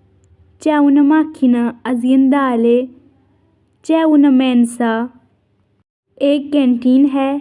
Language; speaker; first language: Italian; non-native, fluent; Urdu